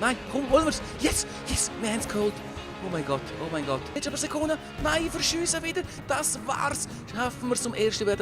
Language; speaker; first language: German; native; German